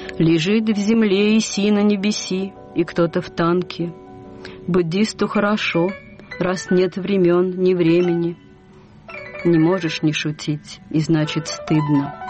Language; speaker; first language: Russian; native; Russian